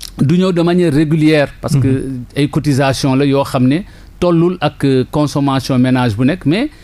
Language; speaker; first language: Wolof; non-native, local second language; Jola-Fonyi